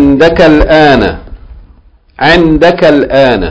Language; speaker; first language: Arabic; non-native, fluent; English